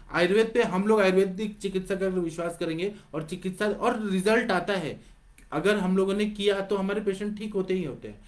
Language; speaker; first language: Hindi; non-native, local second language; Marathi